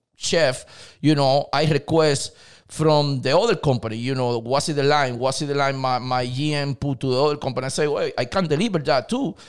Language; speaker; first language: English; non-native, learner; Spanish